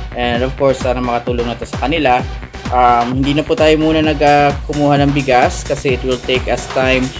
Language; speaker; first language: Filipino; non-native, local second language; Bikol